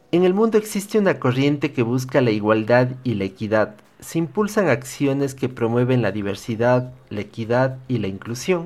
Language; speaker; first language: Spanish; native; Spanish